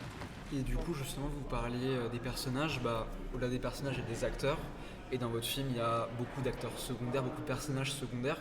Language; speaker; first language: French; native; French